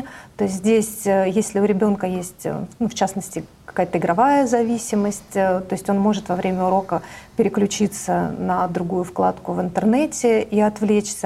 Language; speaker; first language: Russian; native; Russian